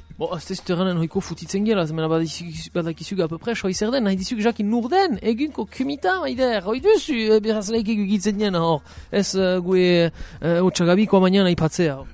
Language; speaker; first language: Basque; native; Basque